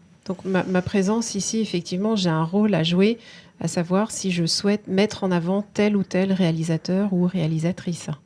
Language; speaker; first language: French; native; French